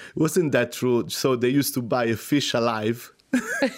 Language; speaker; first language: English; non-native, fluent; Italian